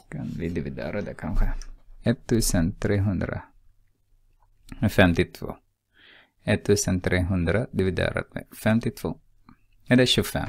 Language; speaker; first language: Swedish; non-native, fluent; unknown